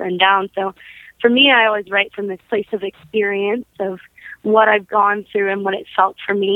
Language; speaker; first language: English; native; English